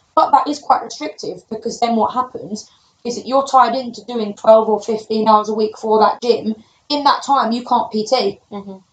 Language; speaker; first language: English; native; English